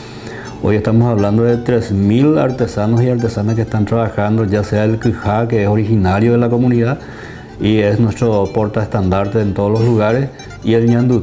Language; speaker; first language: Spanish; native; Spanish